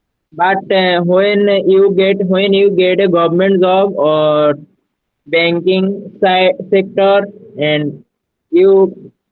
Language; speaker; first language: English; non-native, learner; Bangla